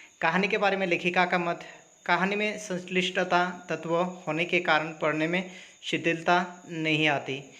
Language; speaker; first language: Hindi; non-native, local second language; Marathi